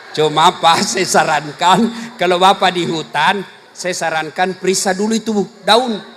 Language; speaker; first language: Indonesian; native; Indonesian